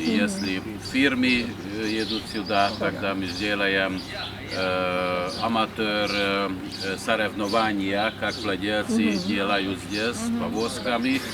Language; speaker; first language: Russian; non-native, learner; Hungarian